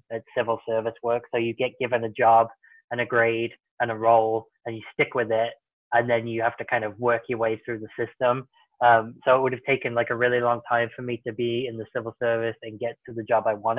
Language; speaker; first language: English; native; English